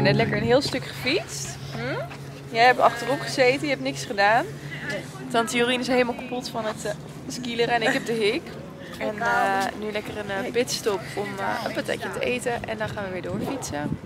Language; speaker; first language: Dutch; native; Dutch